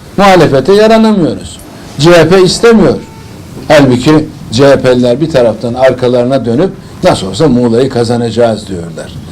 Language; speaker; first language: Turkish; native; Turkish